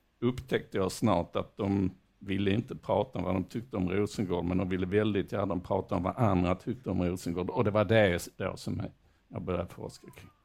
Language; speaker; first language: Swedish; native; Swedish